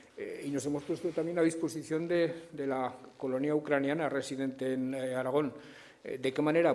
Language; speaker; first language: Spanish; native; Spanish